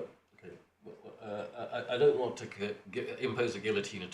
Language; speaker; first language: English; native; English